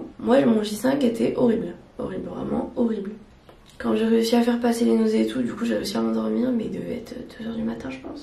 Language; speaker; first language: French; native; French